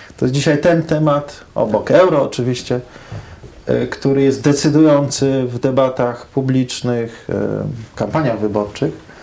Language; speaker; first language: Polish; early bilingual, heritage; Polish